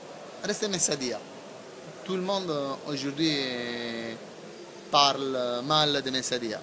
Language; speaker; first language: French; non-native, learner; Italian